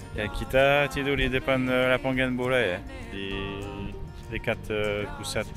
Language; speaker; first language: Indonesian; non-native, learner; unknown